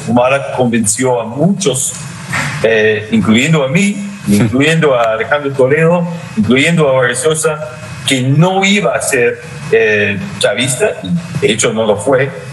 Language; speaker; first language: Spanish; non-native, fluent; English